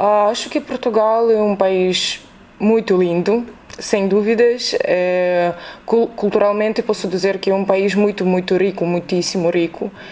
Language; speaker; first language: Portuguese; non-native, fluent; Russian